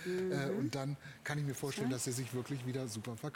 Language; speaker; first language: German; native; German